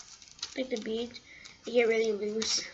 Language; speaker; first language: English; native; English